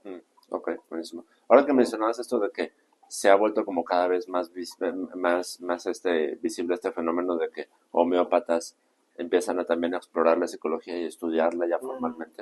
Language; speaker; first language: Spanish; native; Spanish